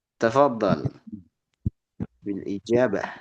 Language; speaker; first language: Arabic; non-native, fluent; Indonesian